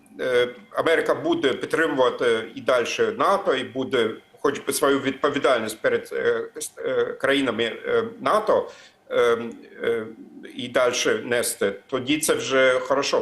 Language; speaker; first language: Ukrainian; non-native, fluent; German